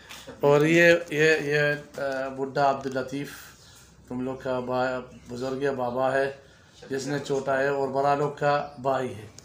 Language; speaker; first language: Hindi; non-native, learner; Arabic